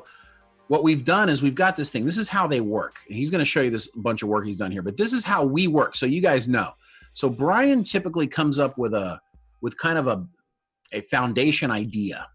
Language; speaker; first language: English; native; English